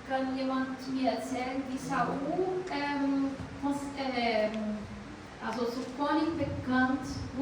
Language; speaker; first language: German; non-native, fluent; Portuguese